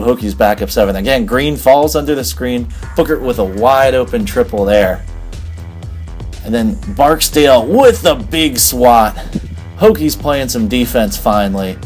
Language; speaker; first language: English; native; English